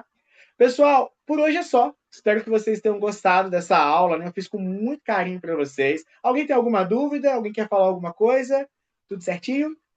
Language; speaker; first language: Portuguese; native; Portuguese